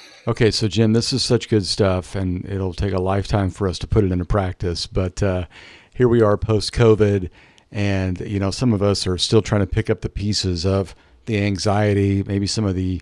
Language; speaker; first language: English; native; English